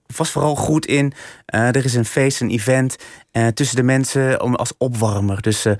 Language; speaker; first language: Dutch; native; Dutch